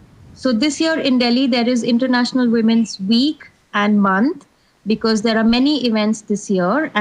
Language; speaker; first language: English; non-native, local second language; Hindi